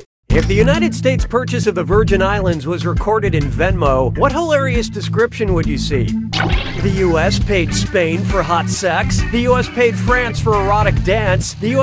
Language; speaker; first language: English; native; English